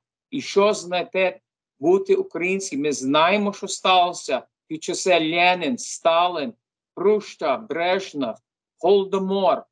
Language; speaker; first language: Ukrainian; early bilingual, heritage; Ukrainian